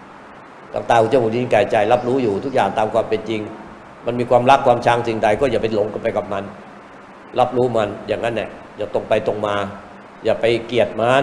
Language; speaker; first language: Thai; native; Thai